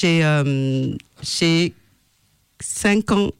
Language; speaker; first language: French; non-native, fluent; Lao